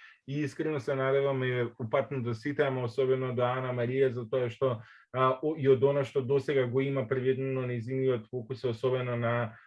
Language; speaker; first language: Macedonian; native; Macedonian